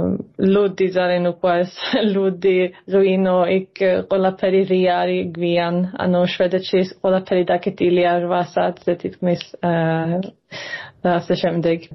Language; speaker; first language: Georgian; early bilingual, heritage; Swedish